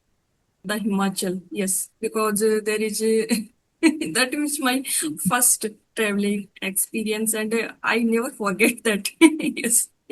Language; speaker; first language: English; non-native, learner; Hindi